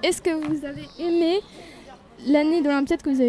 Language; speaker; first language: French; native; French